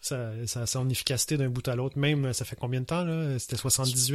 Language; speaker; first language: French; native; French